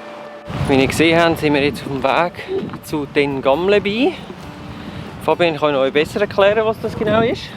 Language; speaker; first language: German; native; German